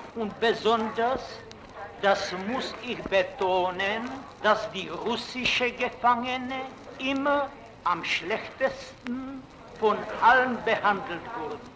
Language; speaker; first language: German; non-native, fluent; Czech